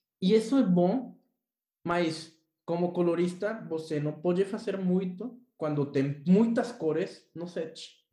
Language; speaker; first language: Portuguese; non-native, learner; Spanish